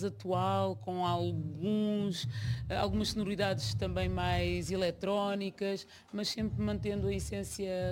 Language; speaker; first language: Portuguese; native; Portuguese